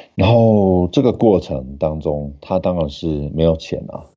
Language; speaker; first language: Chinese; non-native, fluent; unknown